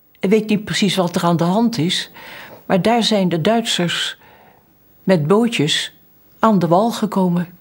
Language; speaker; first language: Dutch; native; Dutch